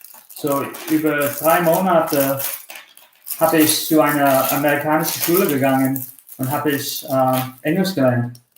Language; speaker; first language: German; early bilingual, heritage; German